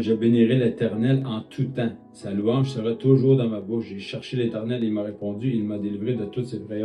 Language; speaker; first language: French; native; French